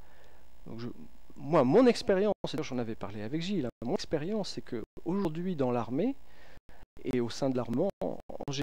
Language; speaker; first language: French; native; French